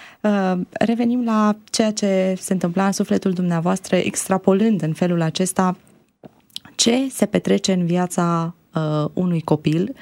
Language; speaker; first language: Romanian; native; Romanian